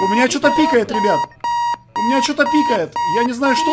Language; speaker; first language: Russian; native; Russian